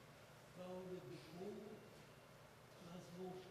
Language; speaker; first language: Hebrew; non-native, fluent; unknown